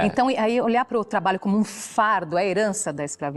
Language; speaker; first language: Portuguese; native; Portuguese